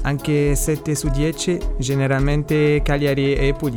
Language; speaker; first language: Italian; non-native, learner; Arabic